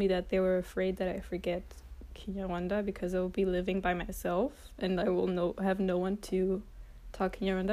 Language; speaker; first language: English; non-native, local second language; French